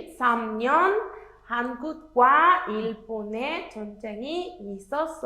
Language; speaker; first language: Korean; non-native, fluent; Spanish